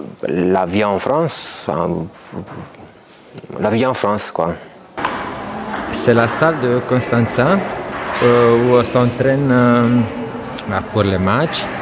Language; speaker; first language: French; non-native, fluent; Romanian